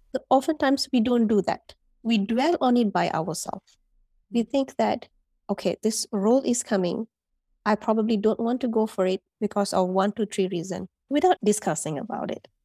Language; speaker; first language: English; non-native, local second language; Tamil